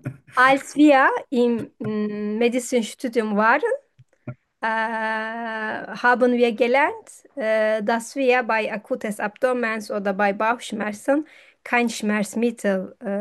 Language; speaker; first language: German; non-native, fluent; Turkish